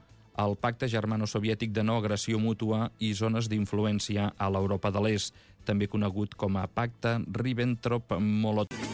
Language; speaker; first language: Catalan; native; Catalan